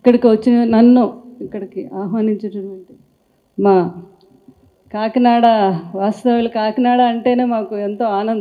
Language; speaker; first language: Telugu; native; Telugu